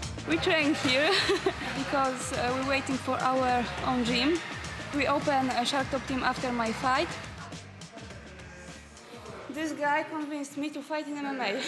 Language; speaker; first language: English; non-native, learner; Polish